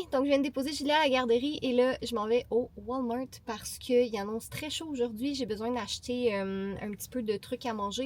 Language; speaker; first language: French; native; French